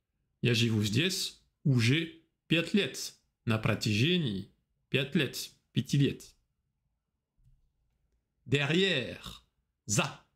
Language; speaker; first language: Russian; non-native, fluent; French